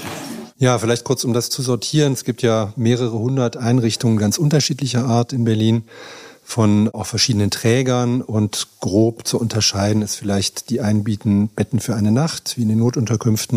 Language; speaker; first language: German; native; German